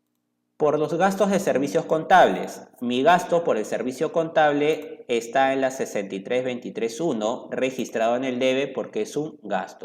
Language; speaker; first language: Spanish; native; Spanish